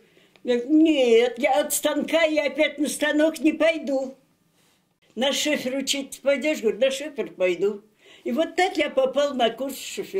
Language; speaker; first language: Russian; native; Russian